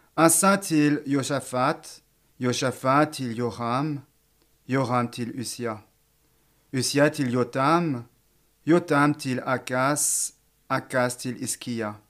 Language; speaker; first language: Swedish; non-native, fluent; French